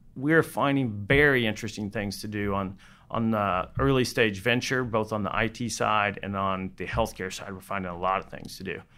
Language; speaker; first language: English; native; English